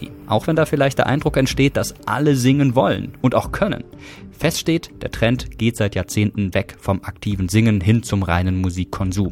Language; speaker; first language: German; native; German